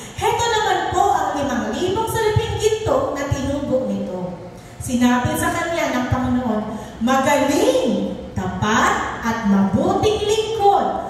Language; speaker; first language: Filipino; native; Filipino